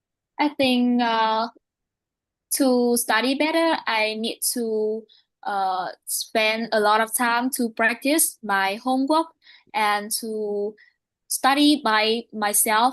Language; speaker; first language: English; non-native, learner; Vietnamese